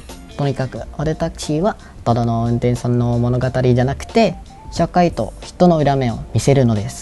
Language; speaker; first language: Japanese; non-native, fluent; Malay